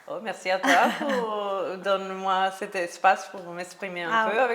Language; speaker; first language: French; non-native, learner; Spanish